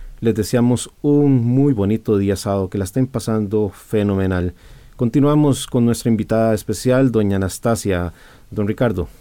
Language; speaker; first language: Spanish; native; Spanish